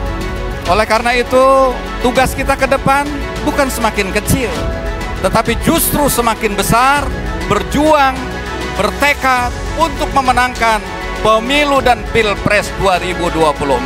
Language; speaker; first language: Indonesian; native; Indonesian